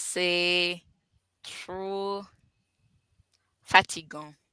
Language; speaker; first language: French; non-native, learner; English